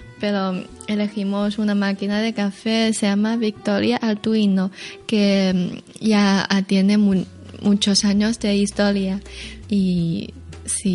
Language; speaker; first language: Spanish; non-native, learner; Chinese